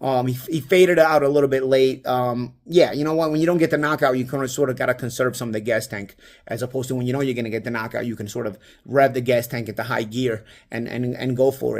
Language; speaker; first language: English; native; English